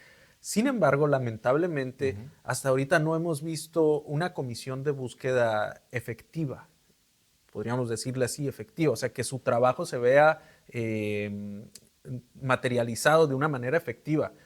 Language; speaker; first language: Spanish; native; Spanish